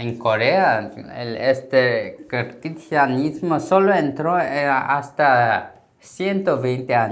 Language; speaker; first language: Spanish; non-native, learner; Korean